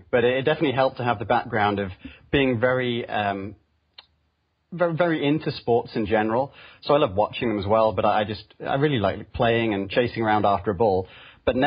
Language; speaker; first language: English; native; English